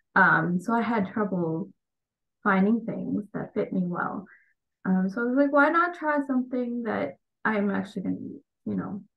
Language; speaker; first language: English; early bilingual, other home language; Bangla